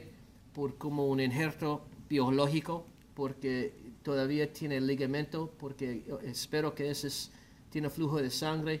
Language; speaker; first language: Spanish; non-native, learner; English